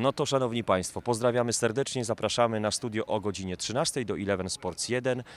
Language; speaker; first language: Polish; native; Polish